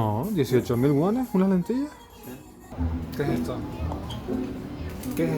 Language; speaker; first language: Spanish; native; Spanish